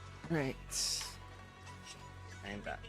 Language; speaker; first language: English; native; English